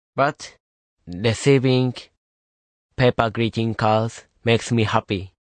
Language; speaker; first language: English; non-native, learner; Japanese